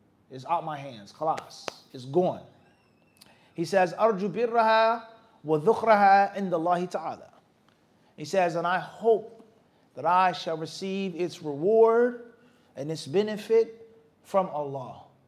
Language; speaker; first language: English; native; English